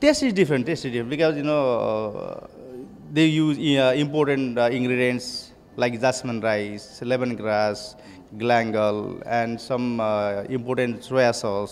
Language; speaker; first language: English; non-native, local second language; Telugu